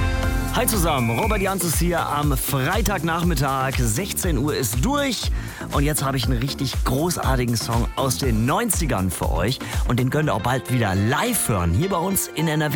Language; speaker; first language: German; native; German